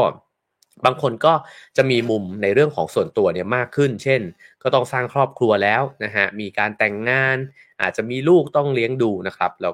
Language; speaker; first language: Thai; native; Thai